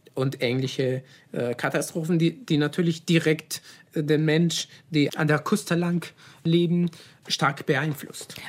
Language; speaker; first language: German; non-native, fluent; Italian